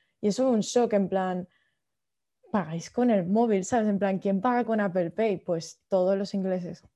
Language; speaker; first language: Spanish; native; Spanish